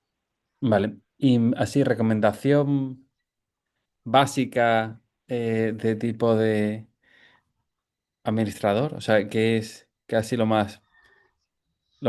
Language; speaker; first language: Spanish; native; Spanish